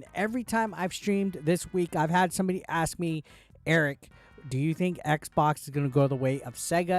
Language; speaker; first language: English; native; English